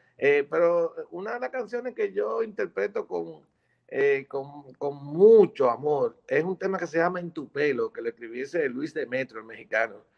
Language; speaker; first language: Spanish; native; Spanish